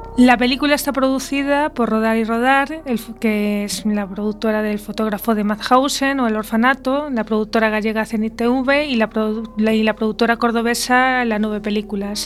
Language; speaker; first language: Spanish; native; Spanish